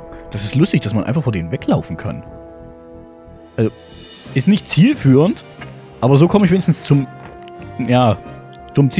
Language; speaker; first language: German; native; German